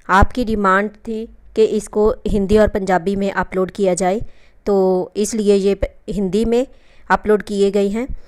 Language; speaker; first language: Hindi; non-native, local second language; Punjabi